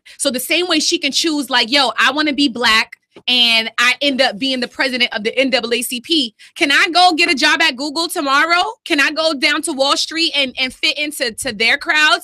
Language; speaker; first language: English; native; English